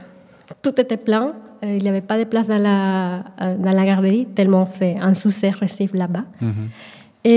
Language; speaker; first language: French; non-native, fluent; Spanish